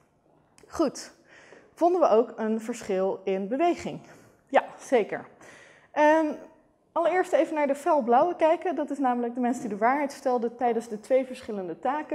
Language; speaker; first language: Dutch; native; Dutch